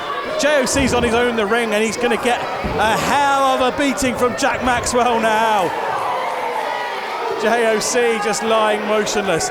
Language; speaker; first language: English; native; English